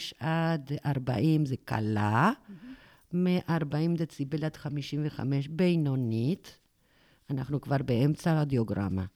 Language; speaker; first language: Hebrew; non-native, fluent; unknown